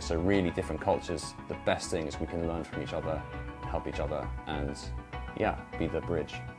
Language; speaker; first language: English; early bilingual, other home language; Chinese